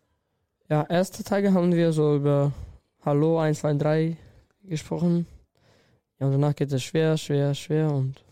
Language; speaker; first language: German; non-native, learner; Russian